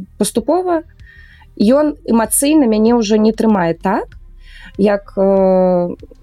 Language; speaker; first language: Belarusian; native; Belarusian